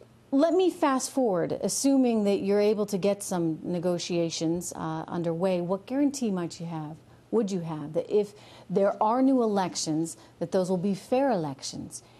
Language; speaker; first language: English; native; English